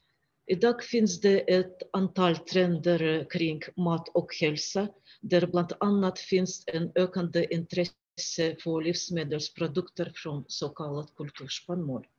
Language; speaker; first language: Swedish; non-native, fluent; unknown